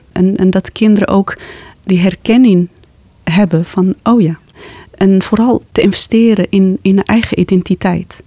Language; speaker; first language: Dutch; non-native, fluent; Arabic